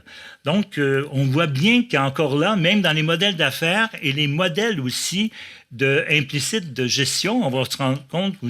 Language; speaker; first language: French; native; French